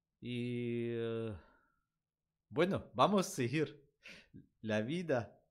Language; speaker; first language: Spanish; non-native, learner; Russian